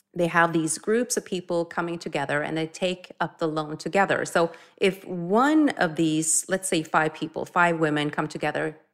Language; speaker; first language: English; non-native, fluent; Norwegian